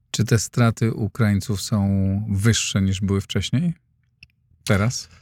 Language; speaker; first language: Polish; native; Polish